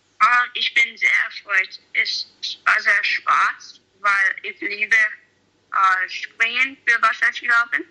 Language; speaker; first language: German; non-native, learner; English